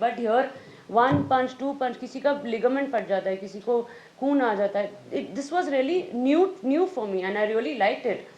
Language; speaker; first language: Hindi; native; Hindi